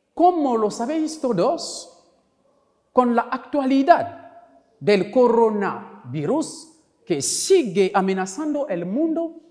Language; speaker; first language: Spanish; non-native, local second language; French